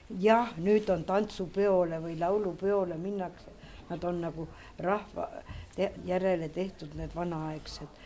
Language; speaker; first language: Estonian; native; Estonian